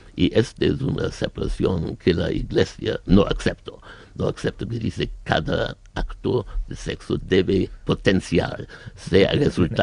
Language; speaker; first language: Spanish; non-native, learner; German